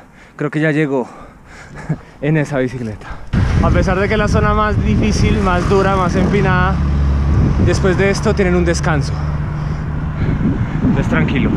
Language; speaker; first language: Spanish; native; Spanish